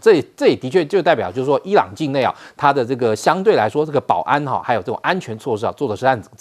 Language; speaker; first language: Chinese; native; Chinese